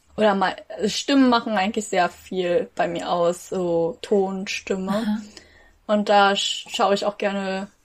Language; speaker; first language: German; native; German